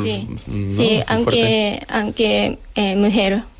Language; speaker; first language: Spanish; non-native, learner; Japanese